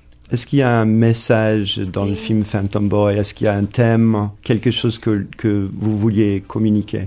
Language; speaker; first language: French; non-native, fluent; English